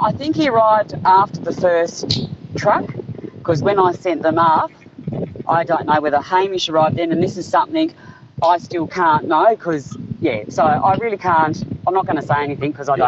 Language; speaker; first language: English; native; English